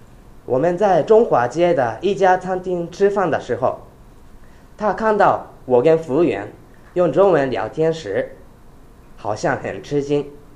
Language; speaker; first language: Chinese; non-native, fluent; Japanese